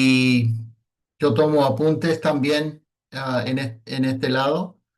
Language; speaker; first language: Spanish; non-native, fluent; English